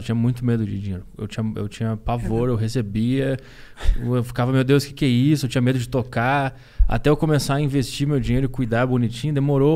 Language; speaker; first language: Portuguese; native; Portuguese